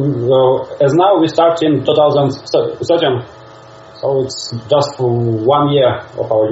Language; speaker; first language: English; non-native, learner; Russian